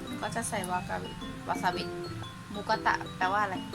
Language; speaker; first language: Thai; native; Thai